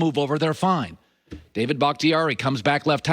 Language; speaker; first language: English; native; English